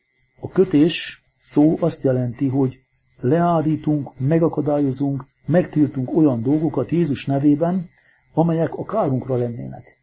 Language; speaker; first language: Hungarian; native; Hungarian